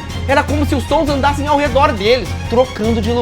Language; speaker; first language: Portuguese; native; Portuguese